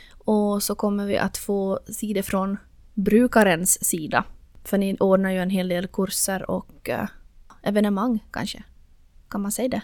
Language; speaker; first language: Swedish; native; Swedish